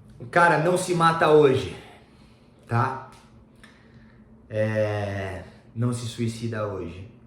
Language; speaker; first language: Portuguese; native; Portuguese